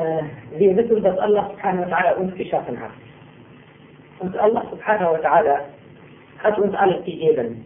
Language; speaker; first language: German; non-native, fluent; Arabic